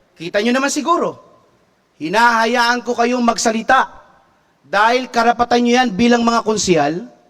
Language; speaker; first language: Filipino; native; Filipino